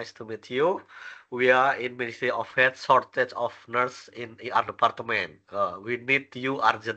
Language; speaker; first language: English; non-native, learner; Indonesian